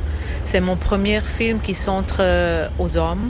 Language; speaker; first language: French; non-native, fluent; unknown